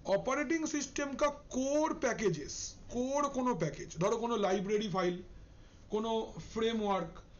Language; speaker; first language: Hindi; non-native, local second language; Bangla